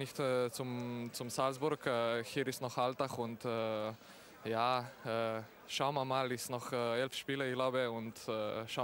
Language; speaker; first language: German; non-native, learner; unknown